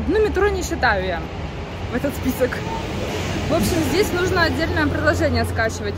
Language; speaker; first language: Russian; native; Russian